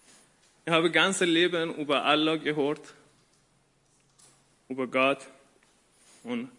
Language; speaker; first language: German; non-native, learner; Persian